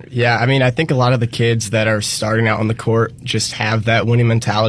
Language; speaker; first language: English; native; English